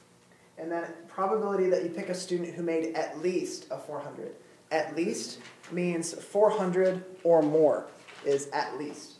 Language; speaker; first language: English; native; English